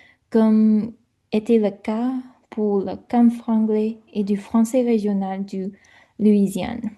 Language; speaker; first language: French; non-native, fluent; English